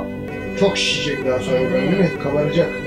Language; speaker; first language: Turkish; native; Turkish